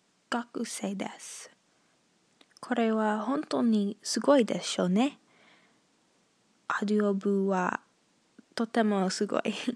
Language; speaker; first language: Japanese; non-native, learner; English